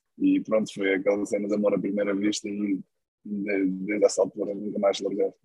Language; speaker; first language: Portuguese; non-native, local second language; Kabuverdianu